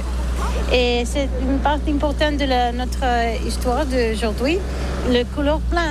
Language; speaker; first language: French; non-native, learner; Catalan